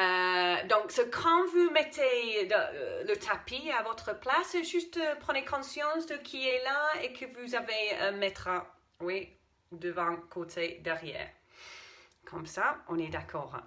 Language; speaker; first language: French; non-native, fluent; English